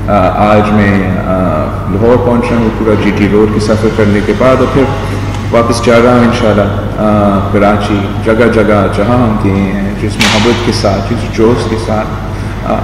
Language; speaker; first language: Urdu; non-native, local second language; English